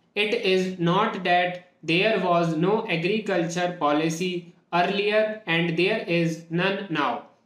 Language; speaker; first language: English; non-native, local second language; Hindi